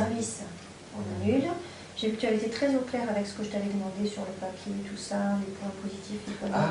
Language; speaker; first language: French; native; French